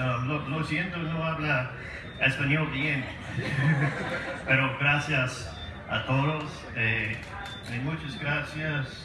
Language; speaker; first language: Spanish; non-native, learner; English